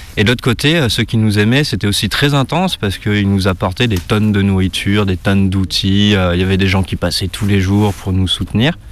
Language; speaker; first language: French; native; French